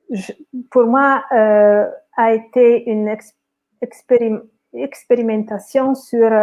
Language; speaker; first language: French; non-native, fluent; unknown